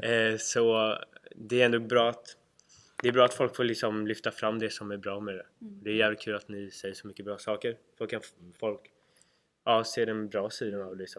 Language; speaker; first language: Swedish; native; Swedish